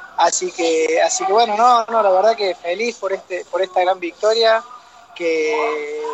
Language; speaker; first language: Spanish; native; Spanish